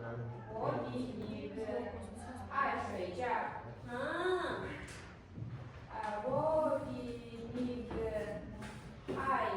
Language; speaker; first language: Chinese; non-native, learner; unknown